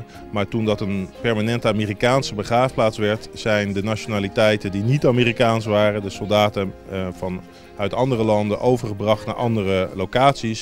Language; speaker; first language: Dutch; native; Dutch